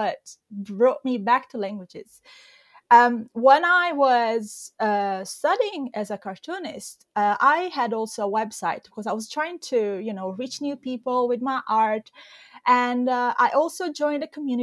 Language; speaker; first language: English; non-native, fluent; Italian